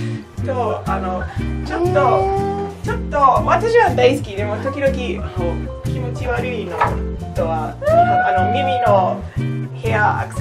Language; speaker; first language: Japanese; non-native, learner; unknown